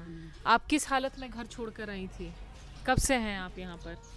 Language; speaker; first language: Hindi; native; Hindi